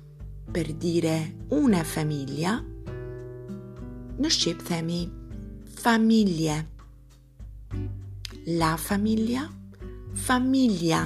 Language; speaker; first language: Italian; non-native, fluent; Albanian